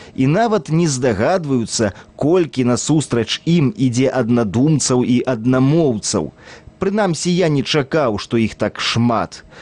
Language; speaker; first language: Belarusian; native; Belarusian